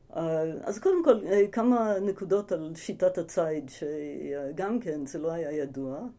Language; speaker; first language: Hebrew; early bilingual, other home language; English